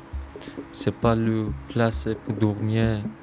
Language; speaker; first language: French; non-native, learner; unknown